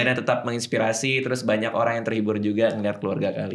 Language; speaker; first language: Indonesian; native; Indonesian